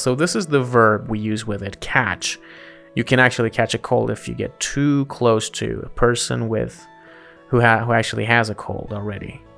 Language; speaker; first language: English; non-native, fluent; Persian